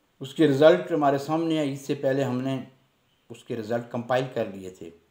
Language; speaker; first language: Urdu; non-native, local second language; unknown